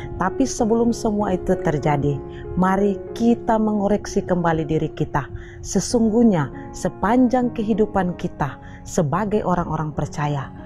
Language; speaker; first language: Indonesian; native; Indonesian